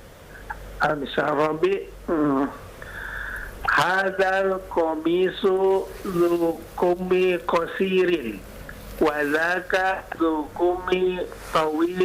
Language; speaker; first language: Arabic; non-native, learner; Indonesian